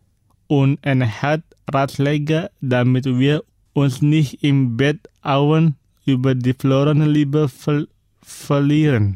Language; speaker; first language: German; non-native, fluent; Indonesian